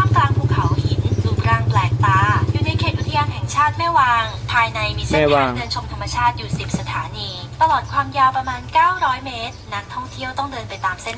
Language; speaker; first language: Thai; native; Thai